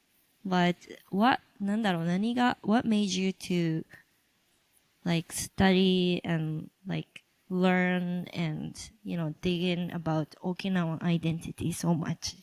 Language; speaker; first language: English; non-native, local second language; Japanese